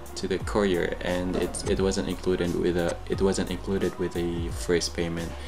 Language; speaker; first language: English; non-native, local second language; Pampanga